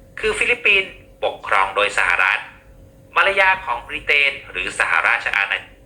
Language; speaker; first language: Thai; native; Thai